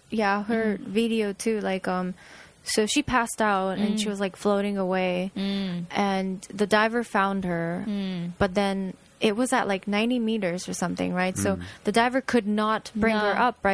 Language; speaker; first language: English; non-native, fluent; Japanese